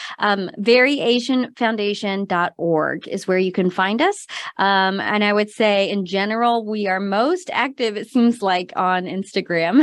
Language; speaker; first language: English; native; English